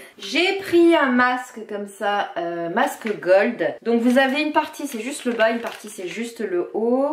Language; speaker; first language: French; native; French